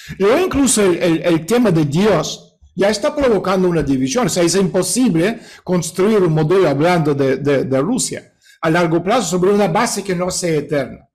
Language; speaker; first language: Spanish; non-native, fluent; Russian